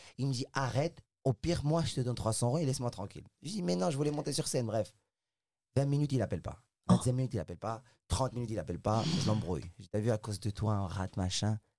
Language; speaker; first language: French; non-native, local second language; Arabic